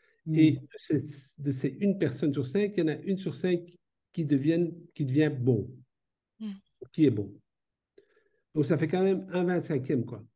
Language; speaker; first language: French; native; French